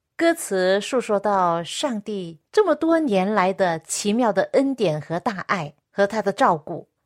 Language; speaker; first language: Chinese; non-native, local second language; Cantonese